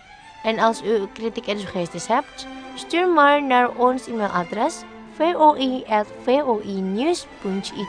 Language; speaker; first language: Dutch; non-native, fluent; Indonesian